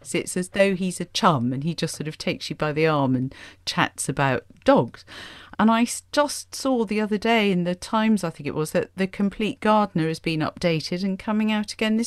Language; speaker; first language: English; native; English